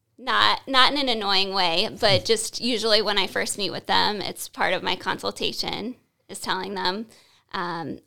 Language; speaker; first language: English; native; English